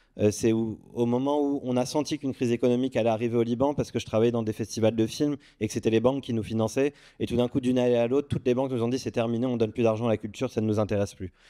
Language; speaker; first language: French; early bilingual, other home language; Arabic